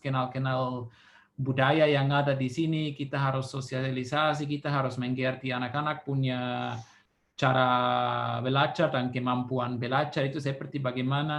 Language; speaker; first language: Indonesian; non-native, fluent; Swiss German